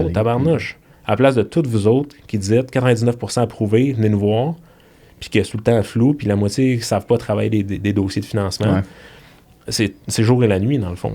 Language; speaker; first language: French; native; French